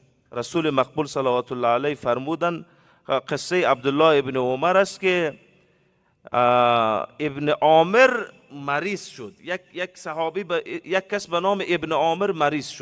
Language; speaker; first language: Persian; native; Persian